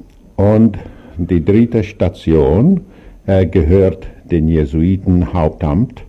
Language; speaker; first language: German; non-native, learner; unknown